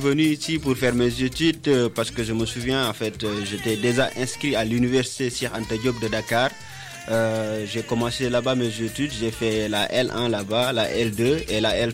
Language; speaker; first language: French; non-native, local second language; Wolof